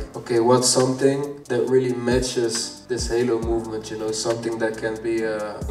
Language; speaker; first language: English; non-native, fluent; Dutch